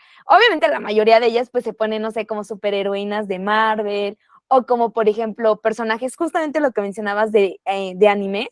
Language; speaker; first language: Spanish; native; Spanish